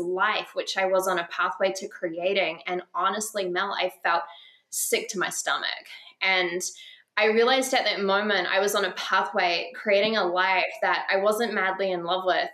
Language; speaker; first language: English; native; English